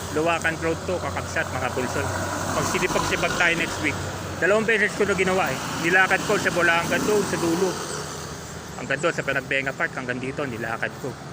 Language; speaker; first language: Filipino; non-native, local second language; Iloko